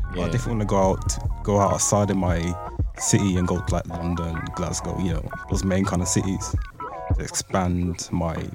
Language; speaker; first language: English; native; English